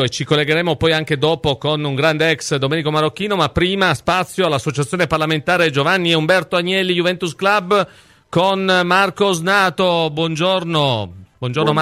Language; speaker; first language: Italian; native; Italian